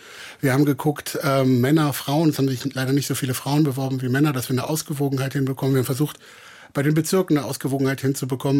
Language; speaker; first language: German; native; German